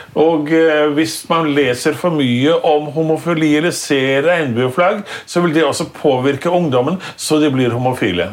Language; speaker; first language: Norwegian; native; Norwegian